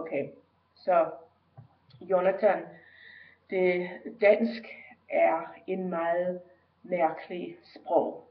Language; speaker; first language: Danish; early bilingual, heritage; Danish